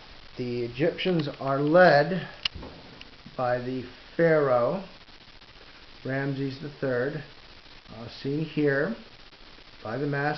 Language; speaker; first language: English; native; English